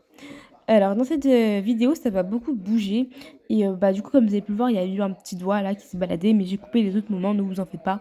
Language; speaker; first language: French; native; French